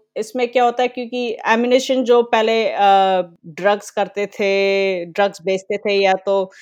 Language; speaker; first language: Hindi; native; Hindi